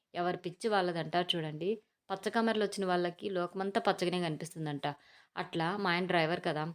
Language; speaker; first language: Telugu; native; Telugu